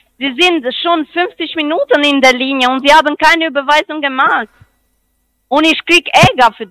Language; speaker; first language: German; non-native, learner; Spanish